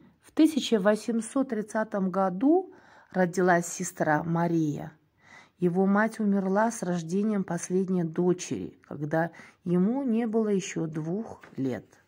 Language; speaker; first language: Russian; non-native, local second language; Kyrgyz